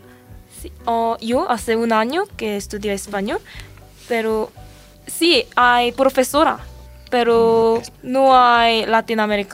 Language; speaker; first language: Spanish; non-native, learner; Korean